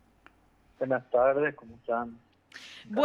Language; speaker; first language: Spanish; native; Spanish